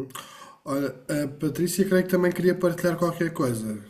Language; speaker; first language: Portuguese; native; Portuguese